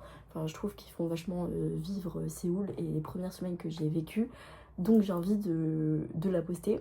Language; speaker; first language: French; native; French